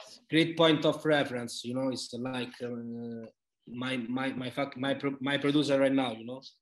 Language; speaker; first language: English; non-native, learner; Italian